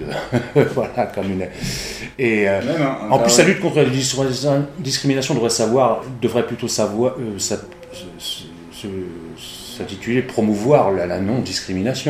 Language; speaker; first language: French; native; French